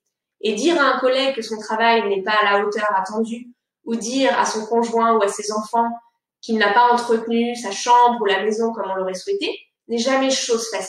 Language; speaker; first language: French; native; French